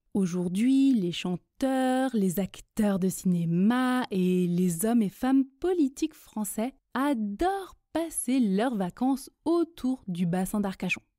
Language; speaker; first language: French; native; French